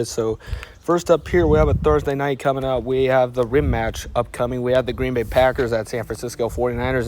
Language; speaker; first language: English; native; English